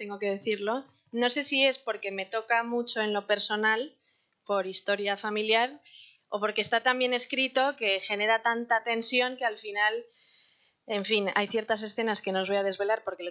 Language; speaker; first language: Spanish; native; Spanish